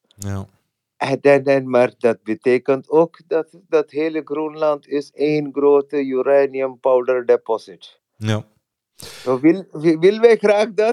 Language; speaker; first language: Dutch; non-native, fluent; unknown